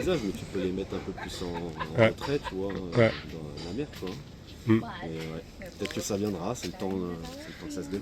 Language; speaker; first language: French; native; French